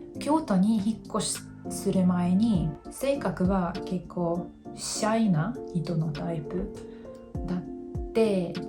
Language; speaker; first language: Japanese; non-native, fluent; Hungarian